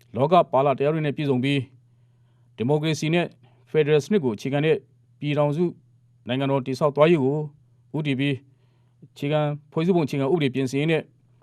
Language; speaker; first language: Burmese; non-native, local second language; Mon